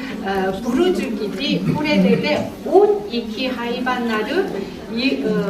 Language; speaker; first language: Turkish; non-native, learner; Korean